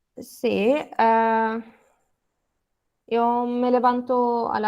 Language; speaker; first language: Spanish; non-native, learner; Arabic